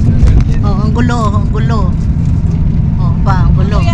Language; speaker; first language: Filipino; native; Filipino